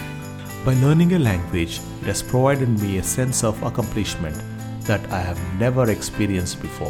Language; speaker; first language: English; non-native, local second language; Kannada